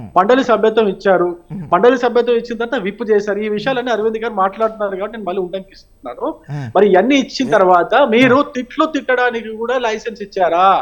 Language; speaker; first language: Telugu; native; Telugu